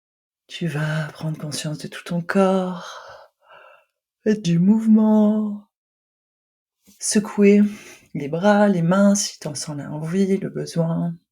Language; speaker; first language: French; native; French